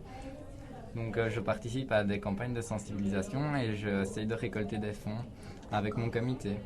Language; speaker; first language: French; native; French